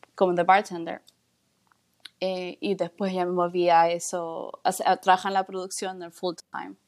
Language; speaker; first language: Spanish; native; Spanish